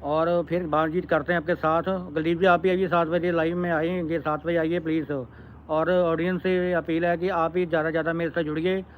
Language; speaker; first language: Hindi; non-native, local second language; Punjabi